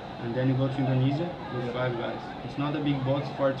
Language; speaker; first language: English; non-native, learner; Portuguese